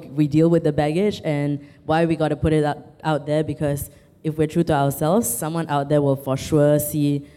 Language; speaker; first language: English; native; English